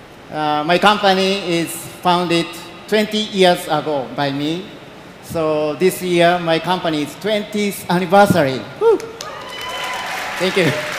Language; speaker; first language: English; non-native, learner; Japanese